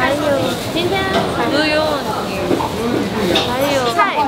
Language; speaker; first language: Chinese; non-native, fluent; Japanese